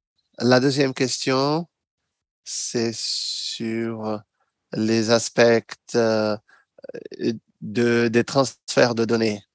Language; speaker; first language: French; non-native, fluent; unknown